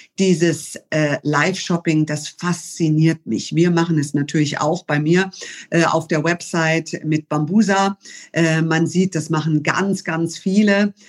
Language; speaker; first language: German; early bilingual, other home language; English